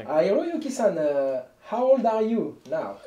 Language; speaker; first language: English; non-native, learner; French